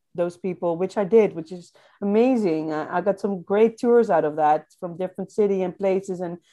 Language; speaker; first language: English; non-native, fluent; Dutch